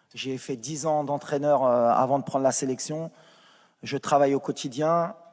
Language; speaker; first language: French; native; French